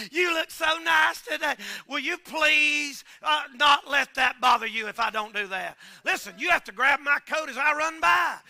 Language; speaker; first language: English; native; English